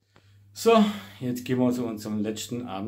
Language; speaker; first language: German; native; German